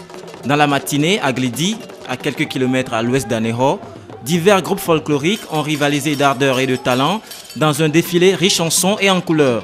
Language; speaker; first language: French; native; French